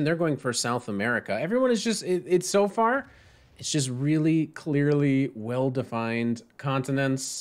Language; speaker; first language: English; native; English